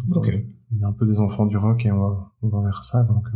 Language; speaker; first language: French; native; French